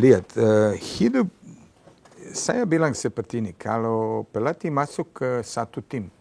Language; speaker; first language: Indonesian; non-native, fluent; Serbian